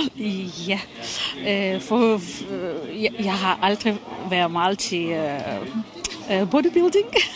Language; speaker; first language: Danish; non-native, fluent; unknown